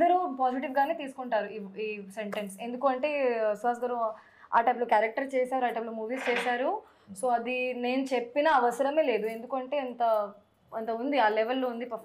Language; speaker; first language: Telugu; non-native, fluent; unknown